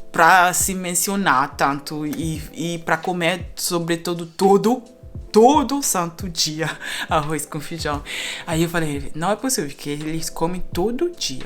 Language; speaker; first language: Portuguese; non-native, fluent; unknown